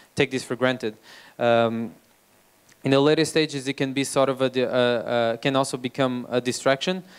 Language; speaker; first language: English; non-native, fluent; Portuguese